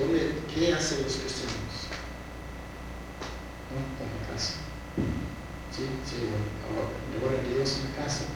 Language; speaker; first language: Spanish; non-native, fluent; English